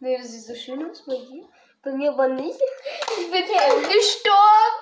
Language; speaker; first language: German; early bilingual, other home language; Russian